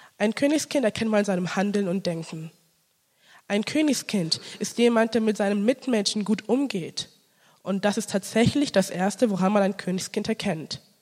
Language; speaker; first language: German; early bilingual, other home language; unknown